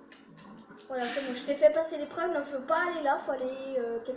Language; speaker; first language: French; native; French